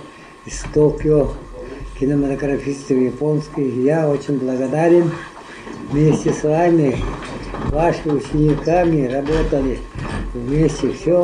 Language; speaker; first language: Russian; non-native, local second language; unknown